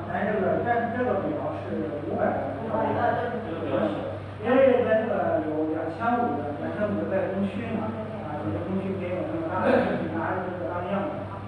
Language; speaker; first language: Chinese; native; Chinese